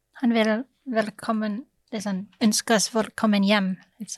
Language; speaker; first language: Norwegian; non-native, fluent; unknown